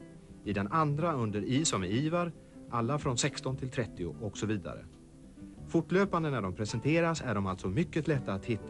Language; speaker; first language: Swedish; native; Swedish